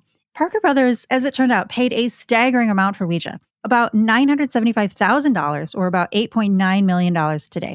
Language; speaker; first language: English; native; English